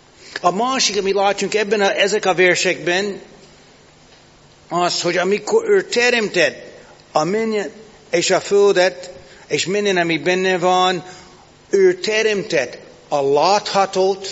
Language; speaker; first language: Hungarian; non-native, fluent; English